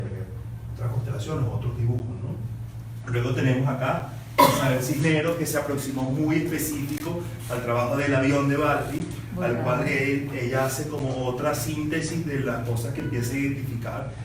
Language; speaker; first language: Spanish; native; Spanish